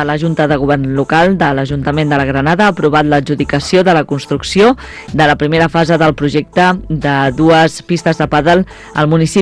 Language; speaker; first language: Catalan; native; Catalan